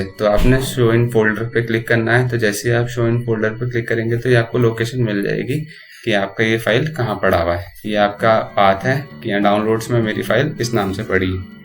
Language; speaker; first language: Hindi; native; Hindi